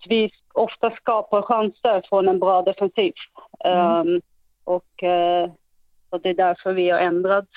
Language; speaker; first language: Swedish; non-native, fluent; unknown